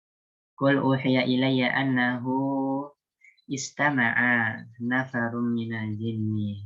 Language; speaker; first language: Arabic; non-native, learner; Indonesian